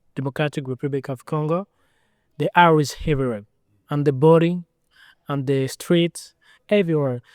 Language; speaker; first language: English; non-native, learner; Lingala